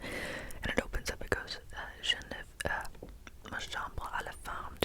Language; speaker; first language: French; non-native, learner; English